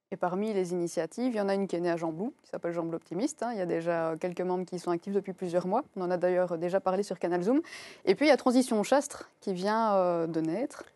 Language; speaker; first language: French; native; French